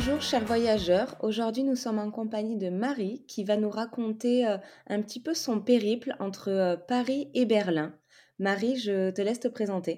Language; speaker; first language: French; native; French